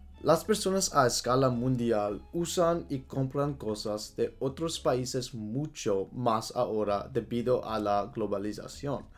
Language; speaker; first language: Spanish; non-native, learner; English